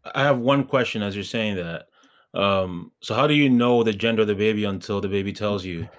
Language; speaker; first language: English; early bilingual, other home language; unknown